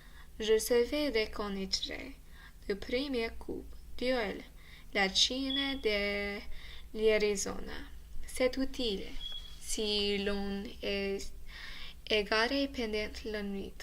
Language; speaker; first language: French; non-native, learner; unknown